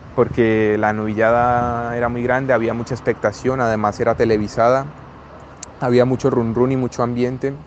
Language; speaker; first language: Spanish; native; Spanish